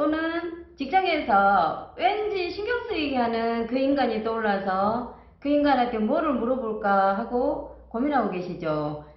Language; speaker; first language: Korean; native; Korean